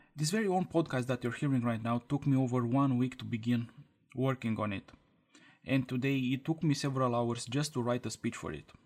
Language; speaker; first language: English; non-native, fluent; Romanian